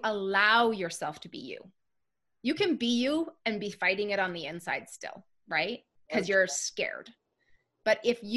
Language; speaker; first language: English; native; English